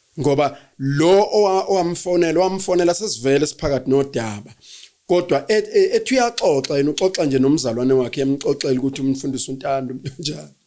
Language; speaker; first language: Zulu; native; Zulu